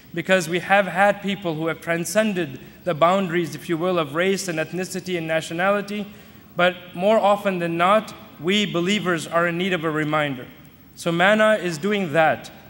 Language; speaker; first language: English; native; English